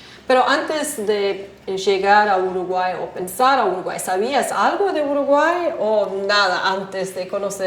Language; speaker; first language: Spanish; non-native, fluent; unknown